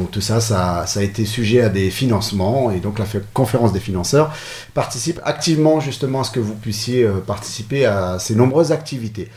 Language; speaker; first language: French; native; French